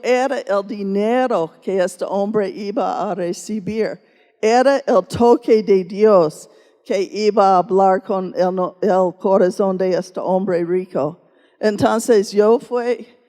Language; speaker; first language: Spanish; non-native, fluent; English